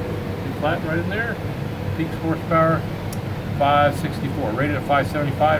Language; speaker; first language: English; native; English